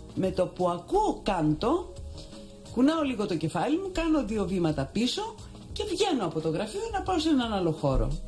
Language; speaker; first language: Greek; native; Greek